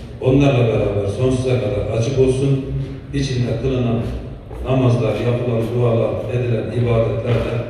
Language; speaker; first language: Turkish; native; Turkish